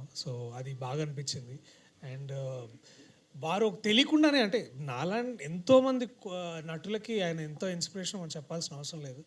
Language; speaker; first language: Telugu; native; Telugu